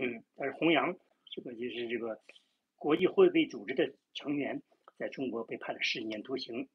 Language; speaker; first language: Chinese; native; Chinese